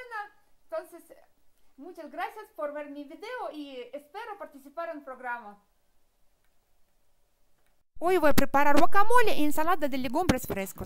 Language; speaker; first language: Spanish; non-native, fluent; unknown